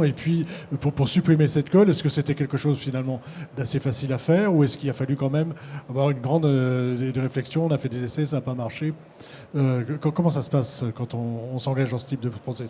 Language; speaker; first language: French; native; French